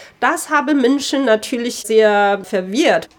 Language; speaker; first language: German; non-native, fluent; Chinese